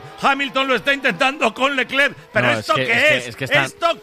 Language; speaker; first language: Spanish; native; Spanish